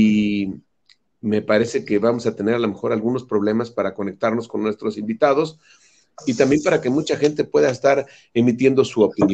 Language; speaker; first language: Spanish; native; Spanish